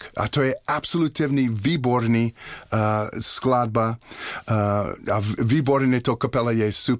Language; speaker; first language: Czech; non-native, learner; English